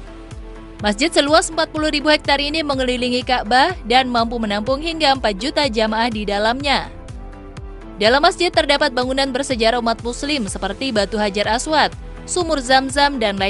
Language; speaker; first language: Indonesian; native; Indonesian